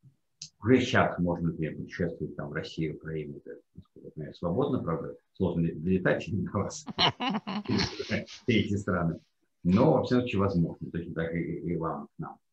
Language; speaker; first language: Russian; non-native, fluent; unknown